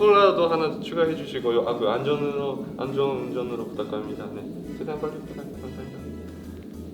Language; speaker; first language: Korean; non-native, fluent; Japanese